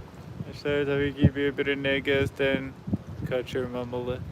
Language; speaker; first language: Turkish; non-native, learner; English